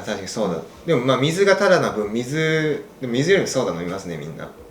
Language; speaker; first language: Japanese; native; Japanese